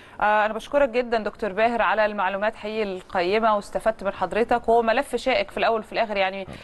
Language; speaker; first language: Egyptian Arabic; native; Egyptian Arabic